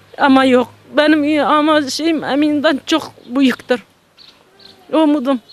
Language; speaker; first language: Turkish; non-native, learner; Arabic